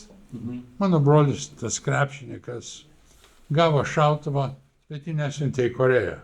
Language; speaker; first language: Lithuanian; native; Lithuanian